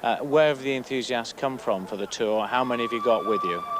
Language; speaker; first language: English; native; English